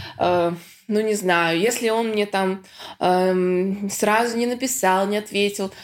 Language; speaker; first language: Russian; native; Russian